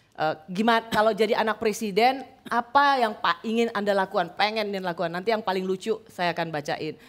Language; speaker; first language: Indonesian; native; Indonesian